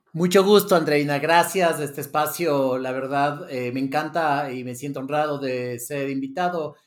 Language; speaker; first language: Spanish; native; Spanish